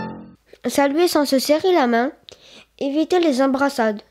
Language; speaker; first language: French; native; French